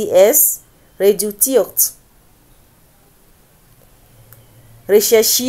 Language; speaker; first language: German; non-native, learner; French